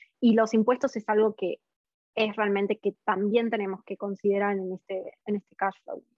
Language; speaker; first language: Spanish; native; Spanish